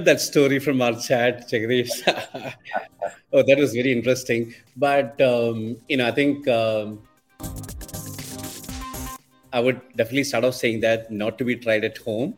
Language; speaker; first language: English; non-native, local second language; Malayalam